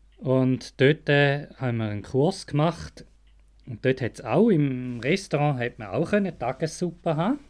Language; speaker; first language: German; native; German